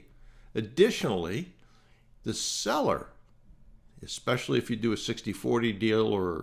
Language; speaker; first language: English; native; English